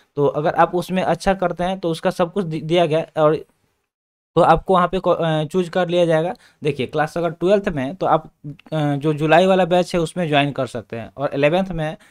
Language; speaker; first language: Hindi; native; Hindi